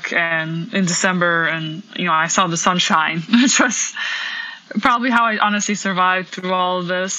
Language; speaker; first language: English; early bilingual, other home language; Polish